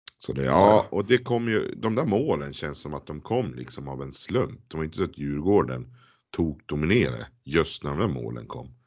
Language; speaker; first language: Swedish; native; Swedish